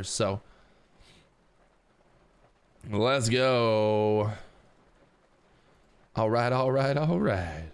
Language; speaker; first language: English; native; English